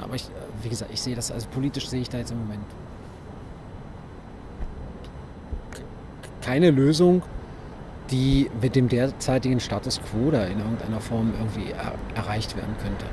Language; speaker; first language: German; native; German